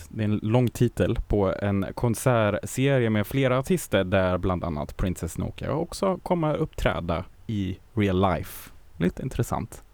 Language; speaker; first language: Swedish; non-native, fluent; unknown